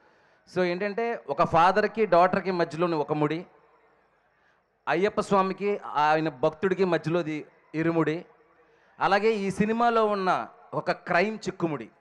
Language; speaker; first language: Telugu; native; Telugu